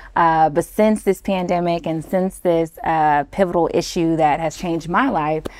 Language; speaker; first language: English; native; English